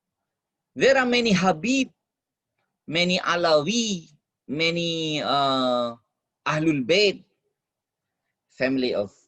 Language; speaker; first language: English; non-native, fluent; Indonesian